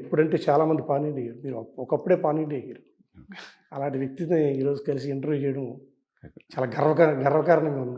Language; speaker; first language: Telugu; native; Telugu